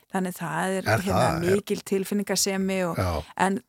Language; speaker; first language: Icelandic; native; Icelandic